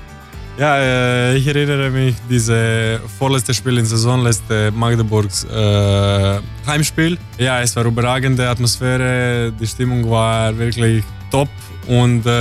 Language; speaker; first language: German; non-native, learner; Croatian